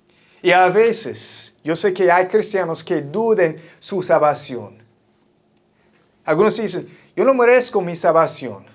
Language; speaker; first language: Spanish; non-native, fluent; English